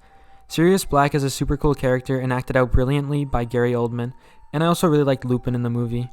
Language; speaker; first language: English; native; English